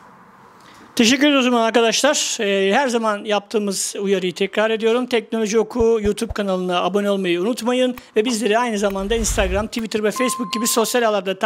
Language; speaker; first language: Turkish; native; Turkish